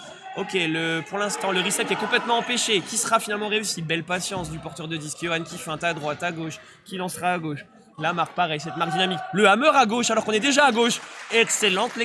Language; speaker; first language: French; native; French